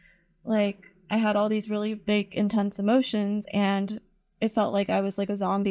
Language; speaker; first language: English; native; English